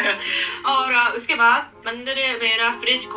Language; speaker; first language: Hindi; non-native, fluent; Japanese